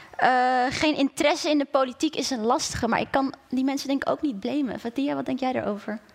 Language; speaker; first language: Dutch; native; Dutch